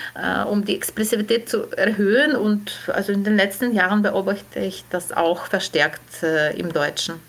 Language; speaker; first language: German; non-native, fluent; Ukrainian